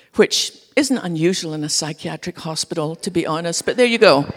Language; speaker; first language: English; native; English